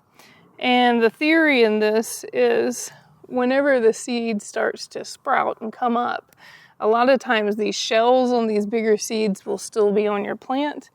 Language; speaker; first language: English; native; English